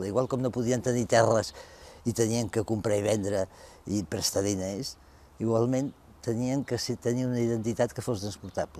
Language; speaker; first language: Catalan; native; Catalan